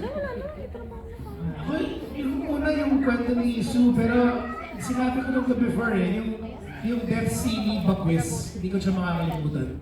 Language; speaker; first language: Filipino; non-native, local second language; English